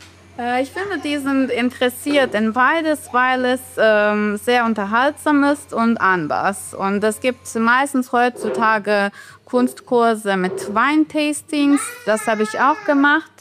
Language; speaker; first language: German; non-native, fluent; Bosnian